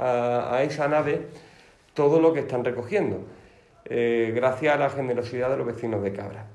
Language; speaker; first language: Spanish; native; Spanish